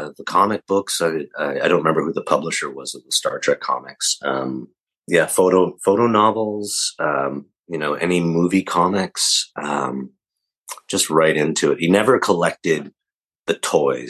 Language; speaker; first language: English; native; English